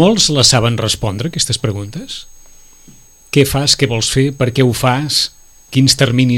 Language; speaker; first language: Catalan; native; Catalan